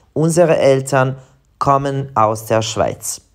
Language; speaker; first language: German; non-native, fluent; Serbian